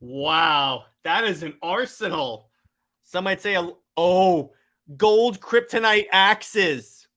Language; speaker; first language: English; native; English